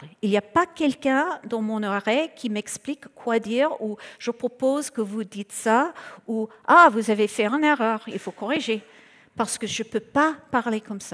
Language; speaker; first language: French; non-native, fluent; English